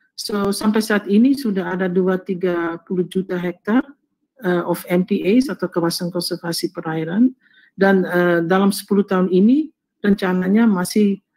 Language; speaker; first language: Indonesian; early bilingual, heritage; Indonesian